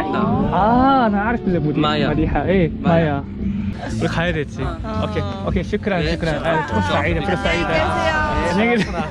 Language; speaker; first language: Arabic; non-native, learner; Korean